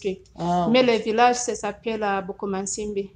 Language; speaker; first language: French; non-native, learner; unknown